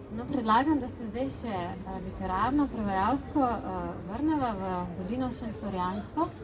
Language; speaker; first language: Slovenian; native; Slovenian